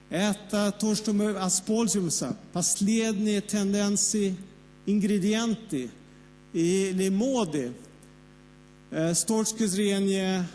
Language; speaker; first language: Russian; non-native, fluent; Swedish